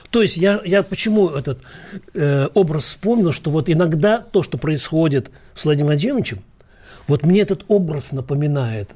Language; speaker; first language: Russian; native; Russian